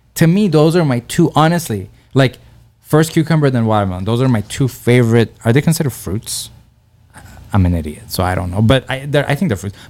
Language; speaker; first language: English; early bilingual, other home language; Persian